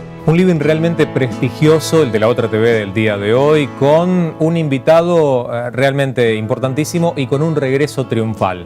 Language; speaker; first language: Spanish; native; Spanish